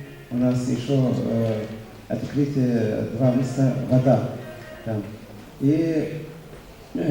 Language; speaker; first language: Russian; non-native, fluent; Arabic